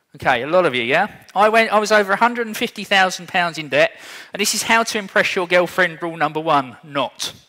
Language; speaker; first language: English; native; English